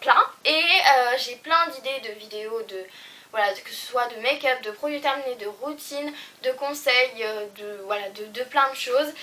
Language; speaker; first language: French; native; French